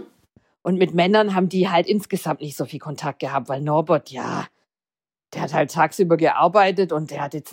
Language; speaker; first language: German; native; German